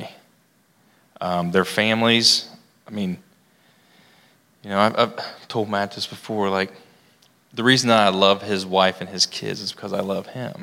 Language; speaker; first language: English; native; English